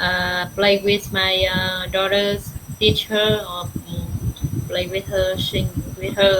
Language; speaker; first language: English; non-native, learner; Vietnamese